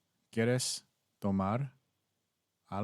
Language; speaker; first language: Spanish; non-native, learner; English